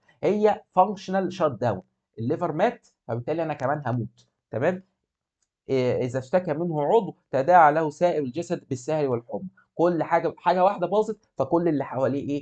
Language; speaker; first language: Arabic; native; Arabic